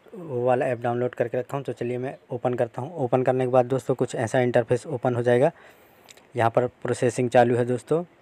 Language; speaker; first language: Hindi; native; Hindi